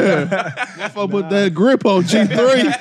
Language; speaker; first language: English; native; English